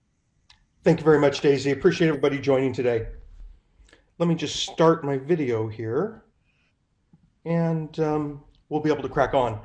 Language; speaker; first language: English; native; English